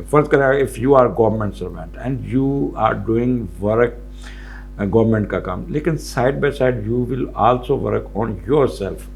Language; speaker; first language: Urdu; non-native, local second language; Punjabi